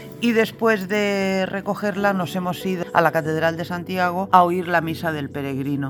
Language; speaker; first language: Spanish; native; Spanish